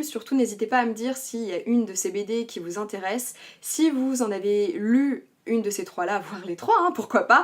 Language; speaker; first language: French; native; French